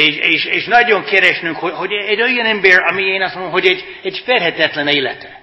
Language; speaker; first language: Hungarian; non-native, fluent; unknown